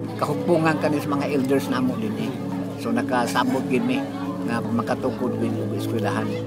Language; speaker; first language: Cebuano; non-native, local second language; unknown